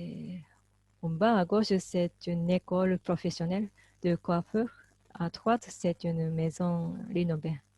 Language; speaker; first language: French; non-native, fluent; Japanese